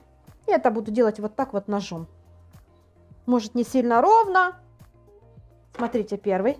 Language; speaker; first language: Russian; native; Russian